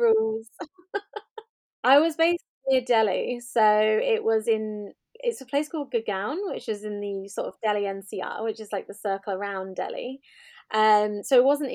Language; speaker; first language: English; native; English